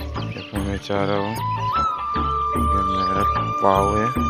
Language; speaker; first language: Hindi; non-native, local second language; Assamese